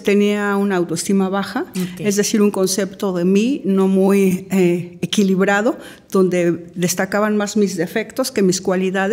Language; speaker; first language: Spanish; native; Spanish